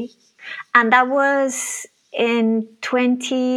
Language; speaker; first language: English; non-native, fluent; Spanish